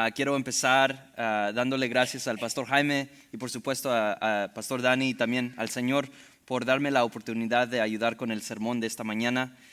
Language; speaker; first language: Spanish; early bilingual, heritage; Spanish